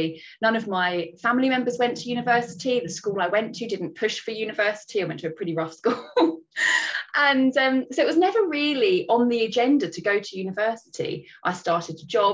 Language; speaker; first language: English; native; English